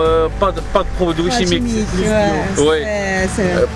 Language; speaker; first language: French; non-native, learner; Arabic